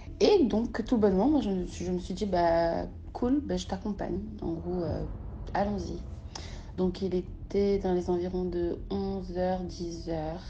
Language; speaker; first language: French; early bilingual, other home language; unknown